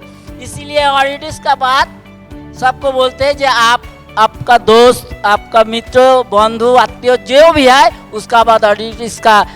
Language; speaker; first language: Hindi; non-native, local second language; Bangla